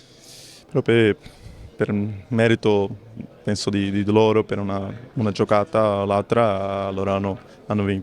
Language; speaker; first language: Italian; non-native, fluent; Portuguese